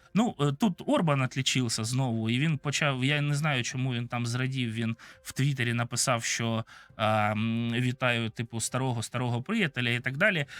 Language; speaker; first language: Ukrainian; non-native, local second language; Russian